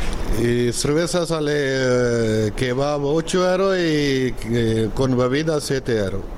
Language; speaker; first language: Spanish; non-native, learner; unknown